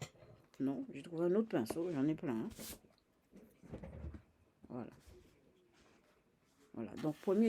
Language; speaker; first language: French; native; French